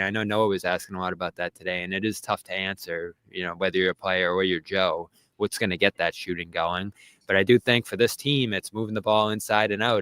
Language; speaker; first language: English; native; English